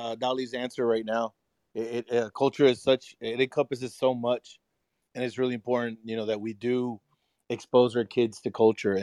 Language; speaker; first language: English; early bilingual, other home language; Spanish